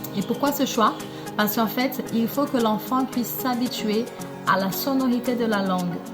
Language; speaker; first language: French; non-native, fluent; Portuguese